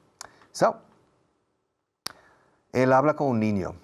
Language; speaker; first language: Spanish; non-native, fluent; English